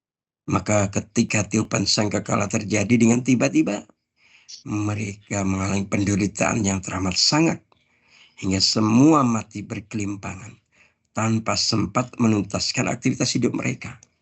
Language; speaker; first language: Indonesian; native; Indonesian